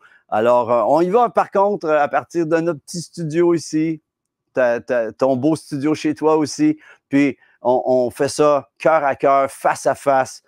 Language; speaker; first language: French; native; French